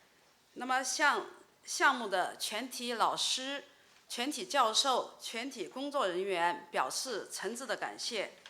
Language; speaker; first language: Chinese; native; Chinese